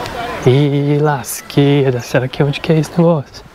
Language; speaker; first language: Portuguese; native; Portuguese